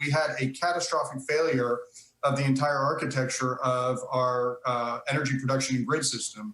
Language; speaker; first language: English; native; English